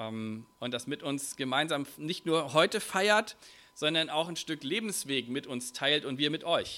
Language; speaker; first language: German; native; German